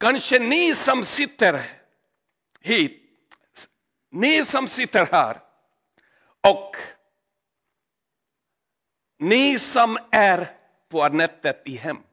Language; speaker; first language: Swedish; non-native, learner; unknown